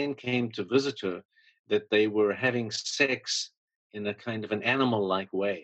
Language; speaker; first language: English; native; English